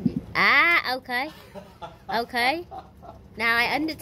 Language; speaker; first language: English; non-native, learner; Vietnamese